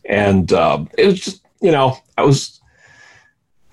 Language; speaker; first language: English; native; English